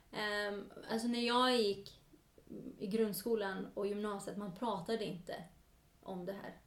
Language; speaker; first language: Swedish; early bilingual, other home language; Kurdish